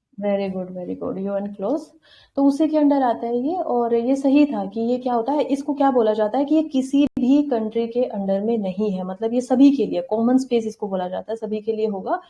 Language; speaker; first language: Hindi; native; Hindi